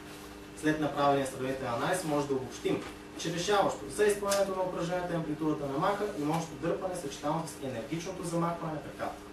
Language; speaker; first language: Bulgarian; native; Bulgarian